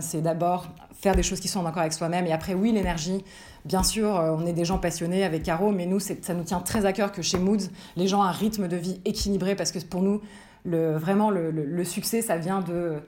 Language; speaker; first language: French; native; French